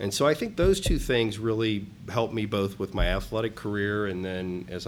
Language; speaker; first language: English; native; English